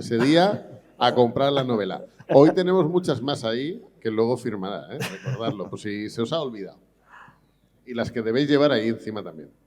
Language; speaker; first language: Spanish; native; Spanish